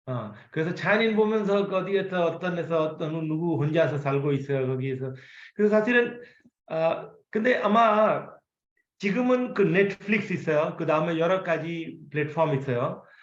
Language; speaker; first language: Korean; non-native, fluent; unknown